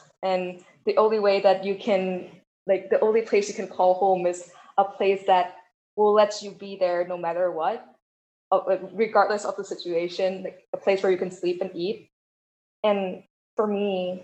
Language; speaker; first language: English; non-native, fluent; Thai